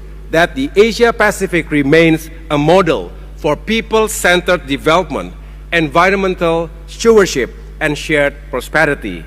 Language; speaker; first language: English; non-native, fluent; Indonesian